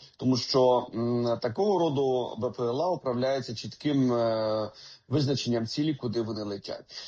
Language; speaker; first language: Ukrainian; native; Ukrainian